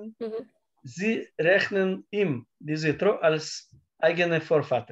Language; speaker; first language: German; non-native, learner; Russian